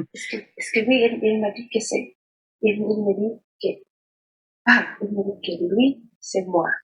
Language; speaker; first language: French; non-native, learner; Spanish